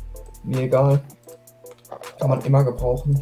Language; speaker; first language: German; native; German